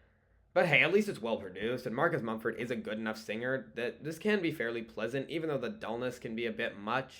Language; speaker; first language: English; native; English